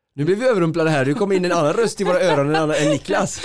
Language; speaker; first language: Swedish; native; Swedish